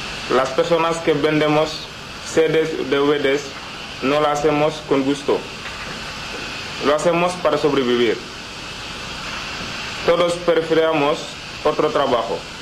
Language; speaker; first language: Spanish; non-native, learner; Wolof